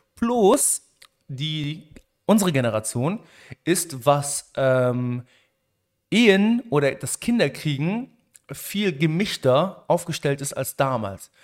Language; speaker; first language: German; early bilingual, other home language; Arabic